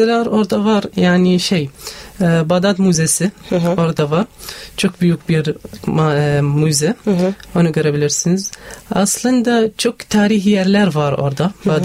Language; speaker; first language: Turkish; non-native, learner; Arabic